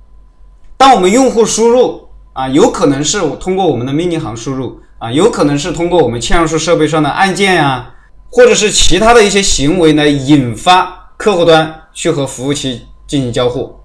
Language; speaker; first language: Chinese; native; Chinese